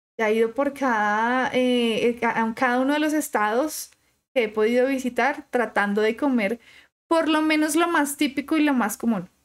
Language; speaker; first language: Spanish; native; Spanish